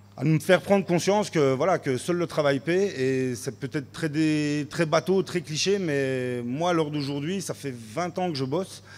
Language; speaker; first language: French; native; French